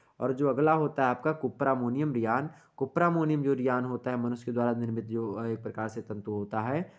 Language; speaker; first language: Hindi; native; Hindi